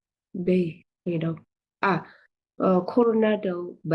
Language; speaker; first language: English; non-native, learner; Vietnamese